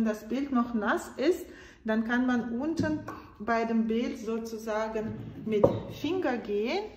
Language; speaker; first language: German; non-native, fluent; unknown